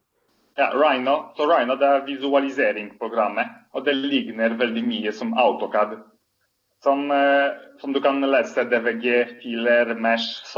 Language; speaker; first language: Swedish; non-native, fluent; Polish